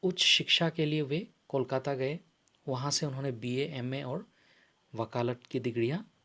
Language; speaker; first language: Hindi; non-native, local second language; Assamese